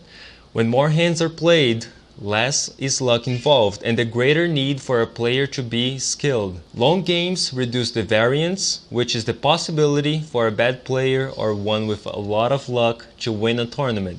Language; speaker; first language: English; non-native, fluent; Portuguese